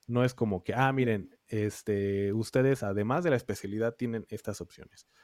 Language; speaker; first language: Spanish; native; Spanish